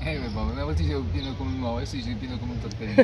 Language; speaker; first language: Italian; native; Italian